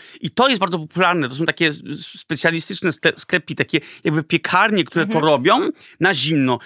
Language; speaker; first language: Polish; early bilingual, heritage; Polish